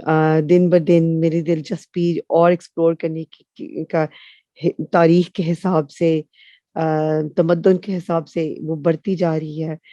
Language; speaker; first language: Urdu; non-native, fluent; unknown